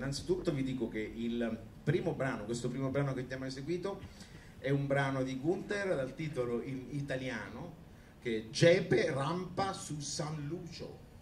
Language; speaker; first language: Italian; native; Italian